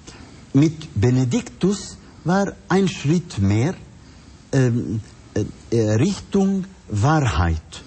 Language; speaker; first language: German; non-native, fluent; Arabic